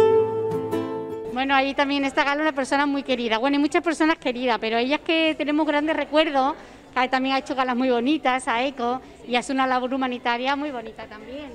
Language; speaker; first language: Spanish; native; Spanish